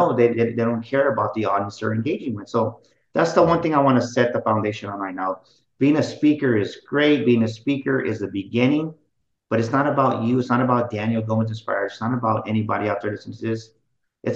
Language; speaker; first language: English; native; English